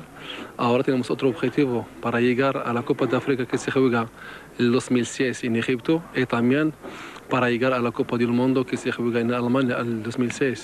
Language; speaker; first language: Spanish; non-native, fluent; Arabic